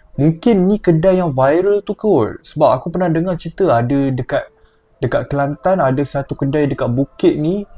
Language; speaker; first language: Malay; native; Malay